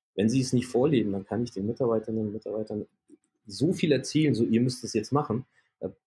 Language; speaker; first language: German; early bilingual, other home language; Polish